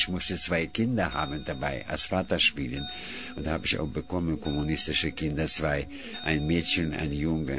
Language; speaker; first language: German; non-native, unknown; Russian